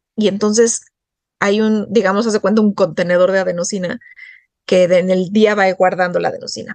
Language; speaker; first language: Spanish; native; Spanish